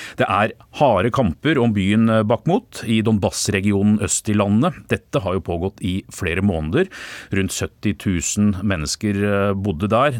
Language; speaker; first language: Norwegian; native; Norwegian